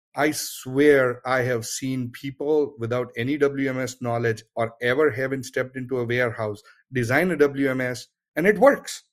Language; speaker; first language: English; non-native, local second language; Gujarati